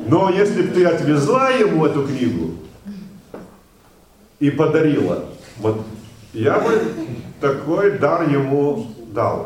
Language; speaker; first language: Russian; non-native, fluent; Lithuanian